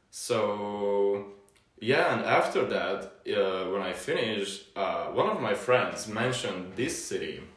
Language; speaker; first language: English; non-native, fluent; Hungarian